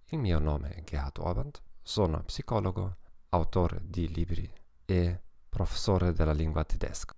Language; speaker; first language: Italian; non-native, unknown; German